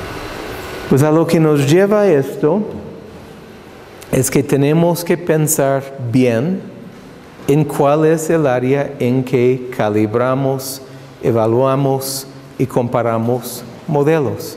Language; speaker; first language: Spanish; non-native, fluent; English